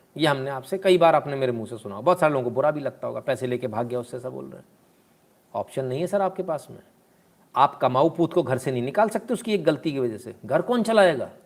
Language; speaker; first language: Hindi; native; Hindi